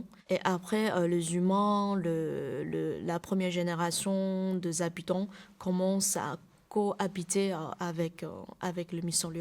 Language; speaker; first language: French; non-native, fluent; Chinese